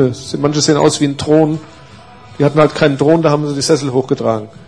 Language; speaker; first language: German; native; German